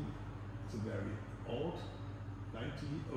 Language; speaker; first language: English; non-native, learner; German